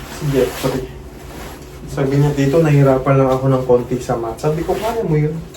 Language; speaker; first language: Filipino; native; Filipino